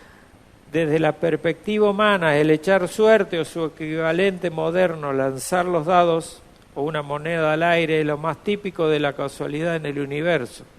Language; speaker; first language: Spanish; native; Spanish